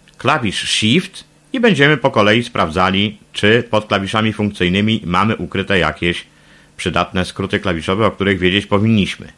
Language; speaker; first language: Polish; native; Polish